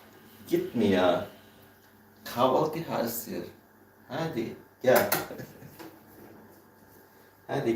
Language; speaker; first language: Turkish; non-native, learner; Filipino